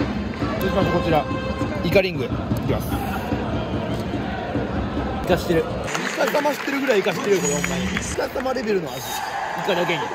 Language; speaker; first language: Japanese; native; Japanese